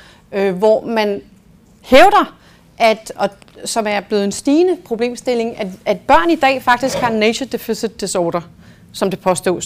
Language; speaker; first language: Danish; native; Danish